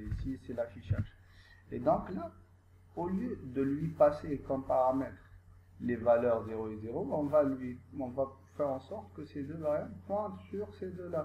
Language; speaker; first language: French; non-native, local second language; Arabic